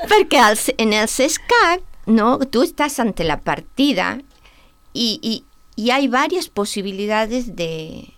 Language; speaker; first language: Catalan; non-native, fluent; Spanish